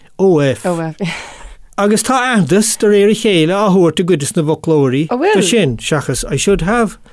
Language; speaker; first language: Irish; non-native, local second language; English